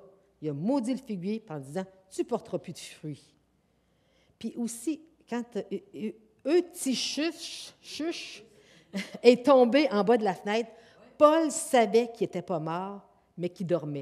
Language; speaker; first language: French; native; French